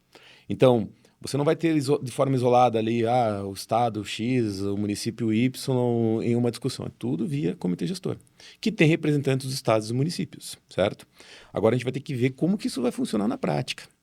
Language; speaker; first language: Portuguese; native; Portuguese